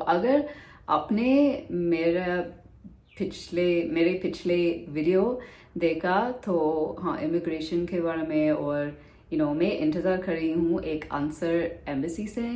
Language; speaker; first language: Hindi; non-native, learner; English